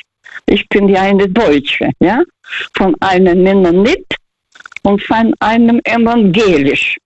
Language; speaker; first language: German; non-native, fluent; Russian